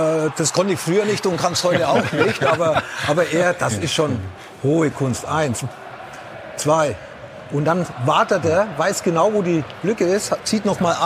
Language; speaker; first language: German; native; German